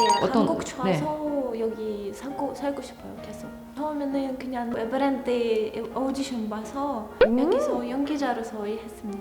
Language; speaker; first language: Korean; non-native, fluent; Russian